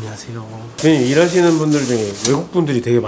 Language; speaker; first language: Korean; native; Korean